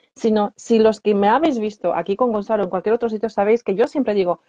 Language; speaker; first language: Spanish; non-native, fluent; Polish